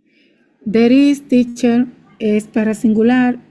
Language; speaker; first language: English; non-native, learner; Spanish